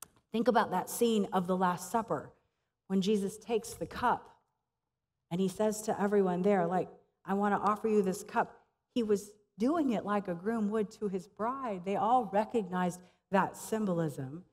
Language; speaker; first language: English; native; English